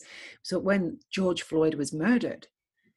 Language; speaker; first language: English; native; English